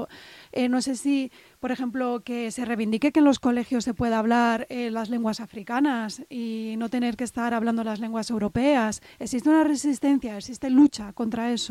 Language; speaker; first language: Spanish; native; Spanish